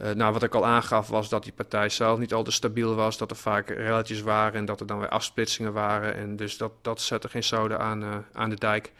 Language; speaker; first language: Dutch; native; Dutch